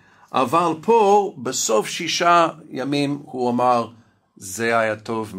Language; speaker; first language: Hebrew; non-native, fluent; English